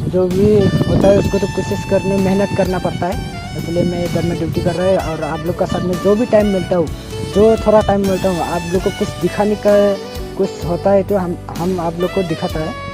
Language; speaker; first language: Hindi; non-native, local second language; Bodo